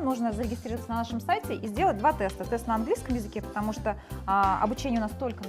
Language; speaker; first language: Russian; native; Russian